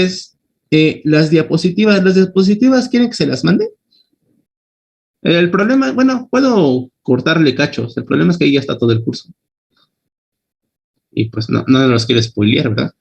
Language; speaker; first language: Spanish; native; Spanish